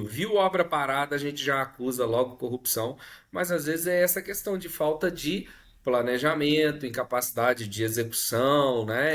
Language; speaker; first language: Portuguese; native; Portuguese